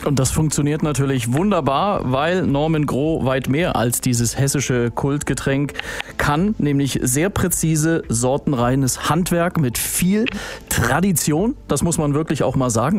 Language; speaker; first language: German; native; German